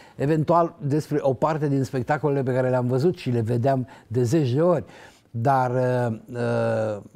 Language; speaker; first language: Romanian; native; Romanian